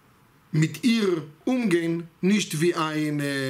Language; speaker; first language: German; non-native, fluent; Hebrew